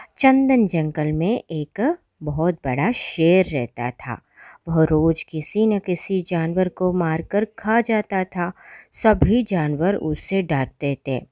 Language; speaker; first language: Hindi; non-native, local second language; Malayalam